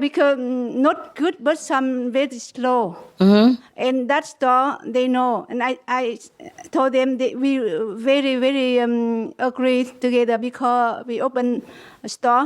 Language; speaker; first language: English; non-native, learner; Vietnamese